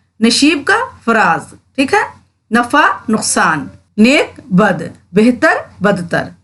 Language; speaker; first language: Urdu; native; Urdu